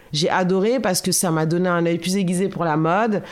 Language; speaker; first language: French; native; French